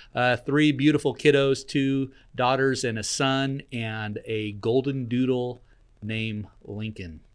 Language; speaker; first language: English; native; English